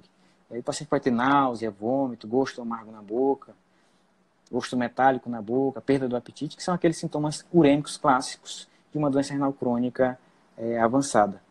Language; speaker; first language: Portuguese; native; Portuguese